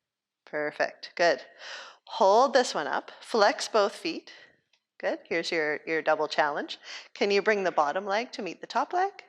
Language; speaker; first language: English; native; English